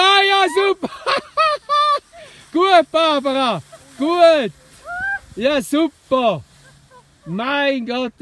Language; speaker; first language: German; native; German